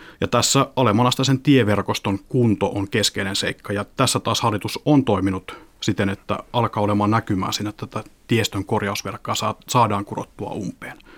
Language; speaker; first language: Finnish; native; Finnish